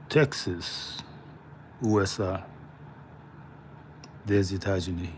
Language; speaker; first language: French; non-native, learner; English